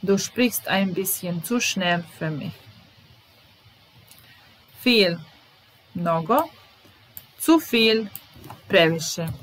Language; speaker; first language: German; non-native, fluent; Serbian